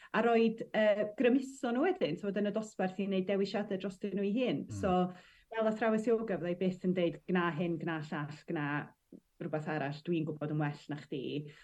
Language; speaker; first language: Welsh; native; Welsh